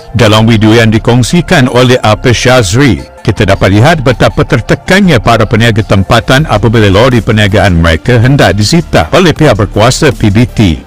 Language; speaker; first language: Malay; native; Malay